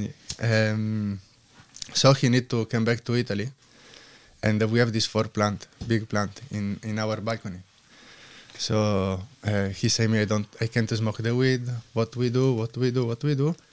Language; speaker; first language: English; non-native, learner; Italian